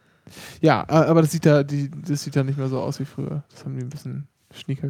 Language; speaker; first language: German; native; German